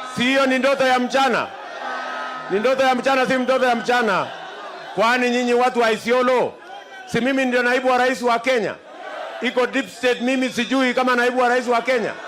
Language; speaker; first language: Swahili; non-native, local second language; Kalenjin